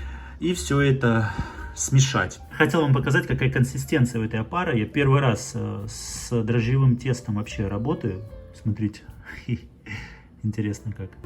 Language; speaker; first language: Russian; native; Russian